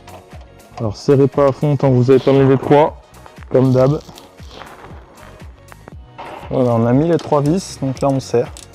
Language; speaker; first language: French; native; French